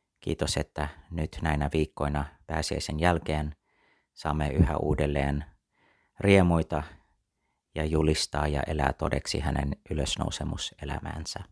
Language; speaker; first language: Finnish; early bilingual, heritage; Finnish